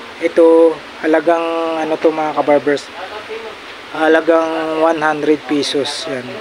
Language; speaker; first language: Filipino; native; Filipino